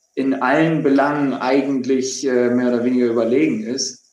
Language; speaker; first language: German; native; German